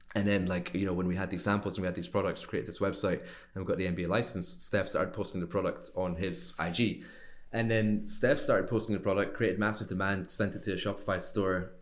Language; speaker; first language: English; native; English